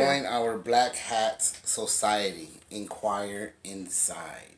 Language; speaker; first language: English; native; English